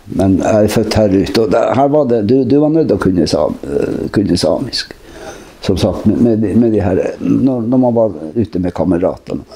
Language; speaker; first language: Norwegian; native; Norwegian